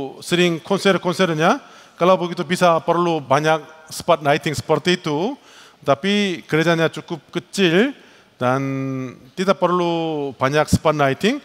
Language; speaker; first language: Indonesian; non-native, learner; Korean